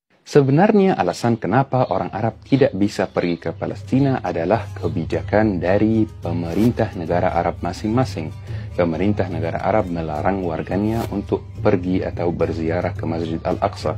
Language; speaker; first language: Indonesian; non-native, fluent; Arabic